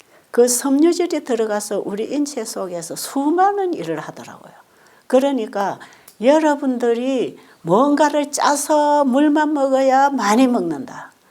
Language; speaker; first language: Korean; native; Korean